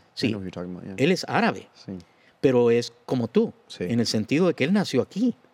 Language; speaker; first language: Spanish; native; Spanish